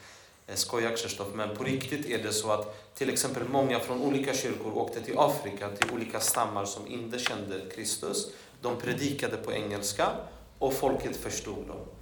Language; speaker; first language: Swedish; non-native, fluent; Polish